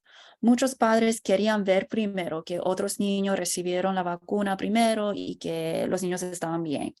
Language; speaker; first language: Spanish; non-native, fluent; English